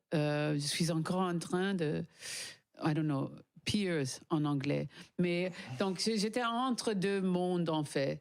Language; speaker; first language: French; non-native, learner; English